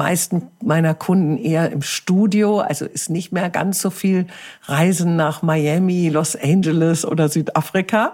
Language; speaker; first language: German; native; German